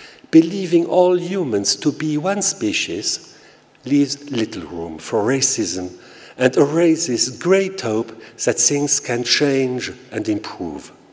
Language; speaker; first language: English; non-native, fluent; Luxembourgish